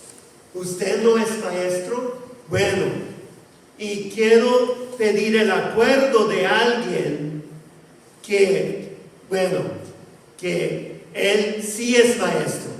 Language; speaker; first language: Spanish; non-native, fluent; English